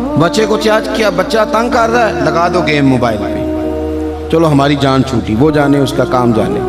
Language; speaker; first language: Urdu; non-native, local second language; Punjabi